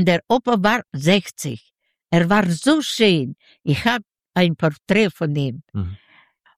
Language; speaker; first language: German; non-native, learner; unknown